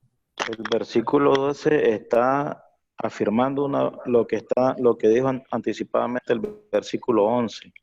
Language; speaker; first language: Spanish; native; Spanish